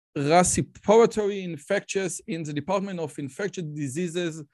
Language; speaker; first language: English; non-native, fluent; Hebrew